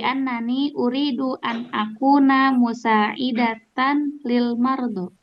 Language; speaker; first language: Arabic; non-native, learner; Indonesian